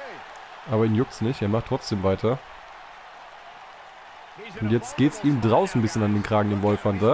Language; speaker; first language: German; native; German